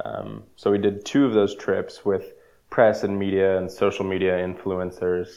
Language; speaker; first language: English; native; English